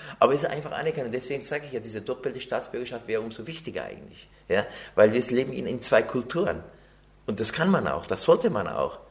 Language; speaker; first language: German; early bilingual, other home language; Turkish